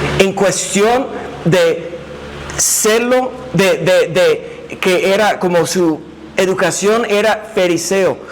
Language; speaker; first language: Spanish; non-native, fluent; English